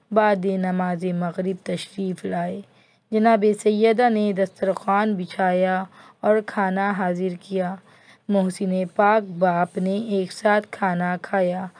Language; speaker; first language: Urdu; native; Urdu